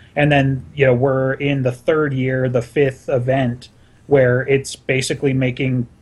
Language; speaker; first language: English; native; English